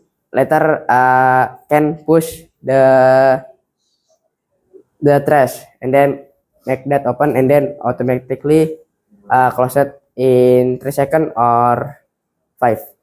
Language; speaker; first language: English; non-native, learner; Indonesian